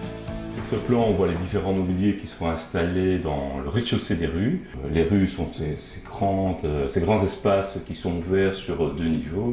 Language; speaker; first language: French; native; French